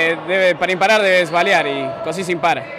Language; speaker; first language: Italian; non-native, learner; Spanish